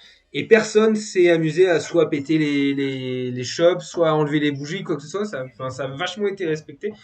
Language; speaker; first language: French; native; French